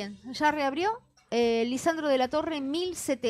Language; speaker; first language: Spanish; native; Spanish